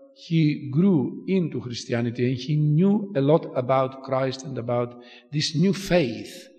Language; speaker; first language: English; non-native, fluent; Greek